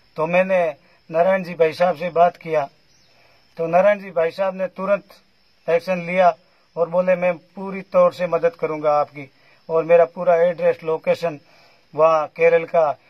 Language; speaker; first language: Hindi; native; Hindi